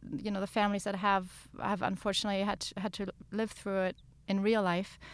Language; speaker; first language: English; non-native, fluent; German